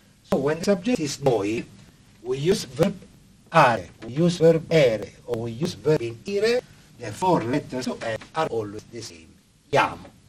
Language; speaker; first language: English; non-native, fluent; Italian